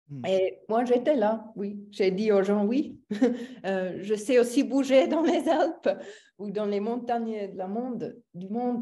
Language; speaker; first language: French; non-native, local second language; German